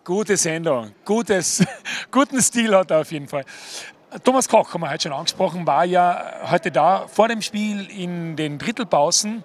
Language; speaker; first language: German; native; German